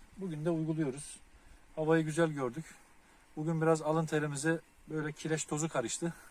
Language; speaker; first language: Turkish; native; Turkish